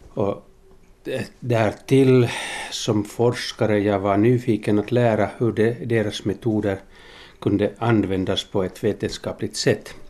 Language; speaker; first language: Swedish; non-native, local second language; Finnish